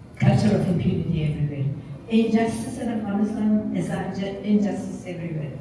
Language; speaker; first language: English; non-native, fluent; Persian